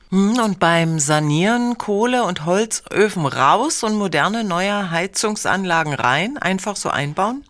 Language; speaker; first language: German; native; German